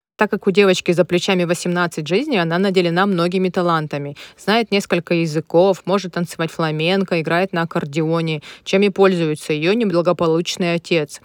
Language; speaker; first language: Russian; native; Russian